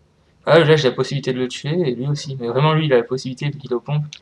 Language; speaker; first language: French; native; French